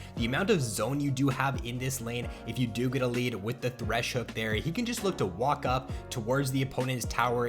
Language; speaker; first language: English; native; English